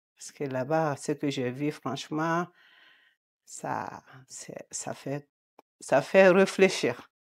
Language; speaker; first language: French; non-native, local second language; Bambara